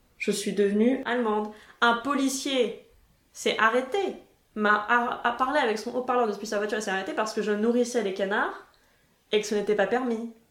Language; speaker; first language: French; native; French